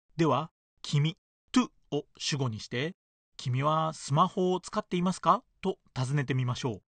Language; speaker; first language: Japanese; native; Japanese